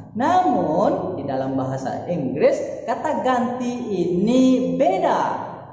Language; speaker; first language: Indonesian; native; Indonesian